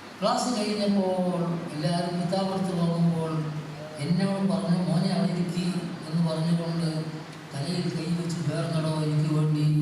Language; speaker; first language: Malayalam; native; Malayalam